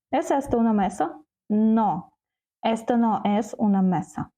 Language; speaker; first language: Spanish; non-native, fluent; Ukrainian